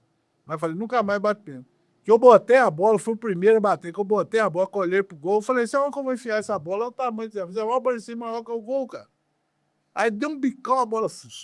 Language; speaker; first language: Portuguese; native; Portuguese